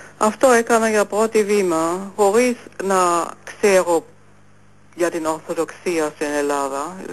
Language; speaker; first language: Greek; non-native, fluent; German